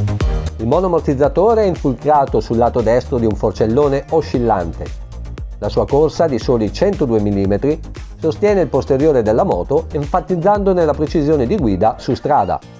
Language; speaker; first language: Italian; native; Italian